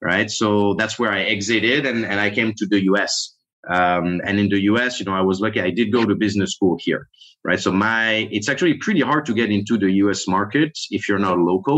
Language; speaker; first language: English; non-native, fluent; French